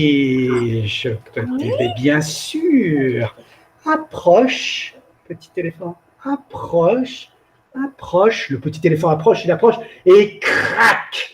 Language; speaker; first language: French; non-native, fluent; English